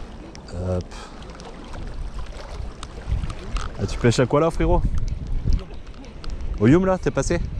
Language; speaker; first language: French; native; French